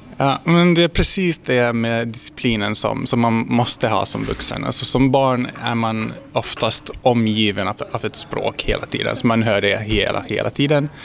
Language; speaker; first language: Swedish; non-native, fluent; Hungarian